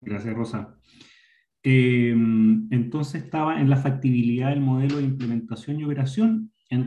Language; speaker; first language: Spanish; native; Spanish